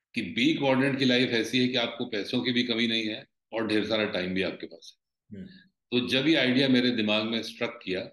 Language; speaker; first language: Hindi; native; Hindi